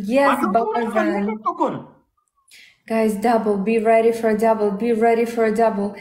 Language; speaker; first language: English; non-native, learner; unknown